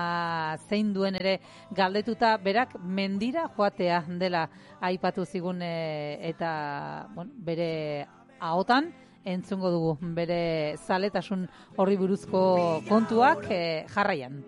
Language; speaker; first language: Basque; native; Basque